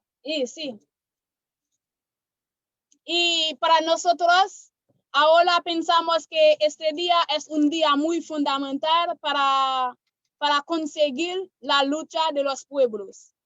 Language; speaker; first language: Spanish; non-native, learner; Haitian Creole